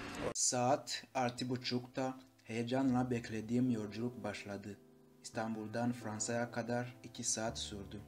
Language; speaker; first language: Turkish; non-native, fluent; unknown